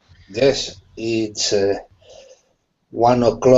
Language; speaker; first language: English; non-native, learner; Spanish